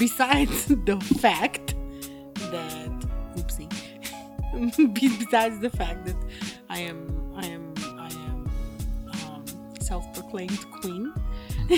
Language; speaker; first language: English; non-native, fluent; Slovenian